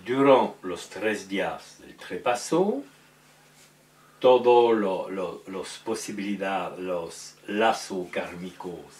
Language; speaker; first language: Spanish; non-native, learner; French